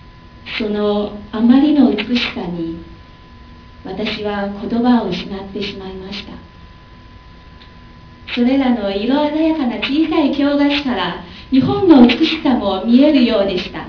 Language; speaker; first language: Japanese; non-native, fluent; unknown